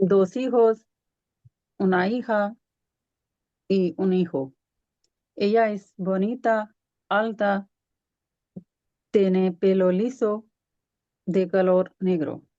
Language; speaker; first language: Spanish; non-native, learner; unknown